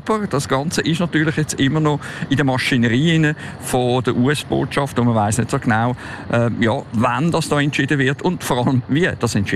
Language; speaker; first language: German; native; German